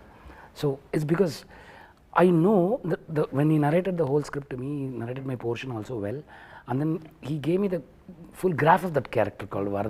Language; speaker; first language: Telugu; non-native, learner; Tamil